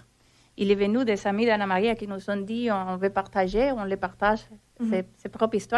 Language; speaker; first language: French; non-native, fluent; Spanish